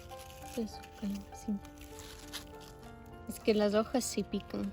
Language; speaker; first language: Spanish; non-native, local second language; Russian